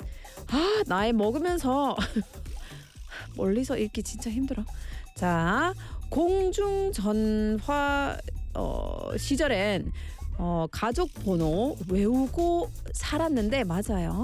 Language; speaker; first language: Korean; non-native, fluent; English